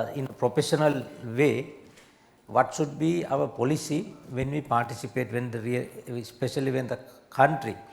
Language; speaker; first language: English; non-native, local second language; Sinhala